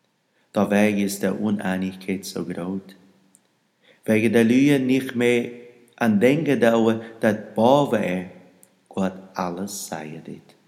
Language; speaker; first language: German; non-native, learner; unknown